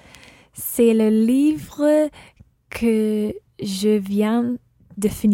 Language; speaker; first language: French; non-native, learner; English